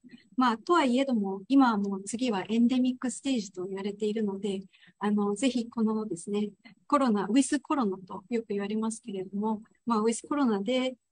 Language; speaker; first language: Japanese; native; Japanese